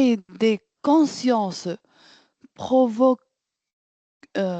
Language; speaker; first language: French; non-native, learner; Arabic